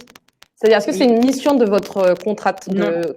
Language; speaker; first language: French; native; French